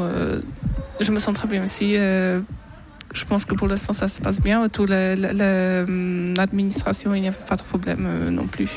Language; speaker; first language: French; non-native, fluent; Polish